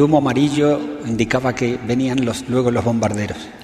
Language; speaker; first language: Spanish; native; Spanish